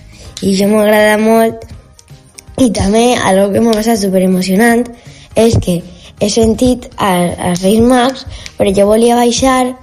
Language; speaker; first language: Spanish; non-native, local second language; Catalan